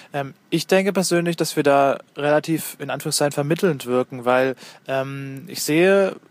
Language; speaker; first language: German; native; German